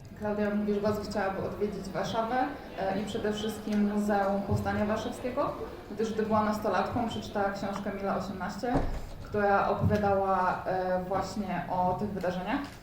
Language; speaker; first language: Polish; native; Polish